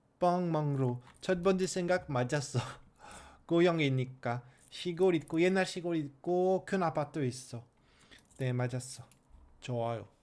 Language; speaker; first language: Korean; non-native, learner; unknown